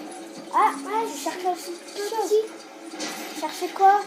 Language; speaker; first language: French; native; French